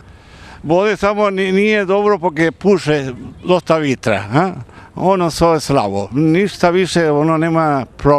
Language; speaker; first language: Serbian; early bilingual, heritage; Serbian